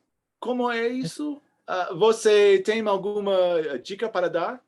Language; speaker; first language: Portuguese; non-native, fluent; English